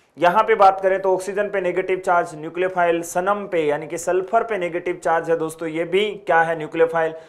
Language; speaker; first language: Hindi; native; Hindi